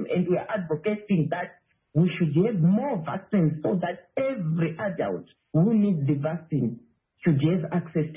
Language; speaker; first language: English; non-native, local second language; Shona